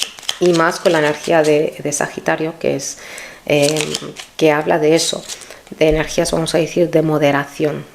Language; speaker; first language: Spanish; native; Spanish